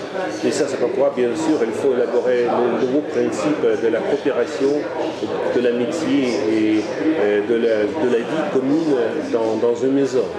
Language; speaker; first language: French; non-native, fluent; Russian